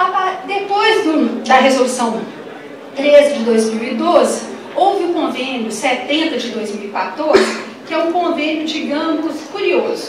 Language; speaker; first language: Portuguese; native; Portuguese